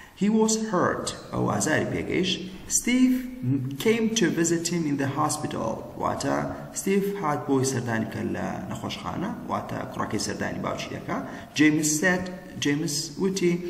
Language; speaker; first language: English; non-native, fluent; Central Kurdish